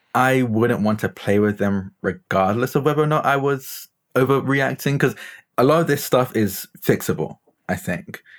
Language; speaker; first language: English; native; English